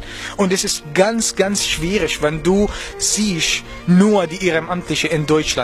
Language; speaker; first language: German; non-native, learner; Arabic